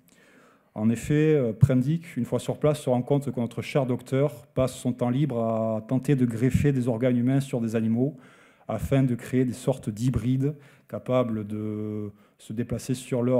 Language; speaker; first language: French; native; French